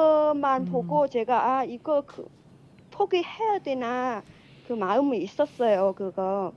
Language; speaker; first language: Korean; non-native, fluent; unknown